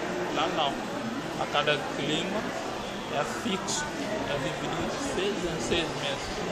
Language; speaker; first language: Portuguese; non-native, local second language; Upper Guinea Crioulo